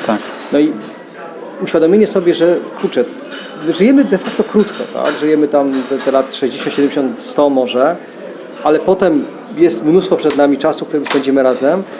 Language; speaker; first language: Polish; native; Polish